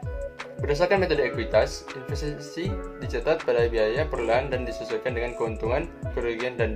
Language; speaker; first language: Indonesian; native; Indonesian